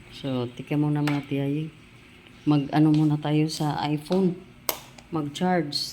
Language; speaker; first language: Filipino; non-native, local second language; Cebuano